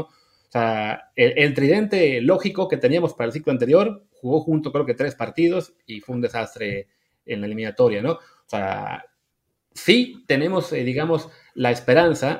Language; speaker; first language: Spanish; native; Spanish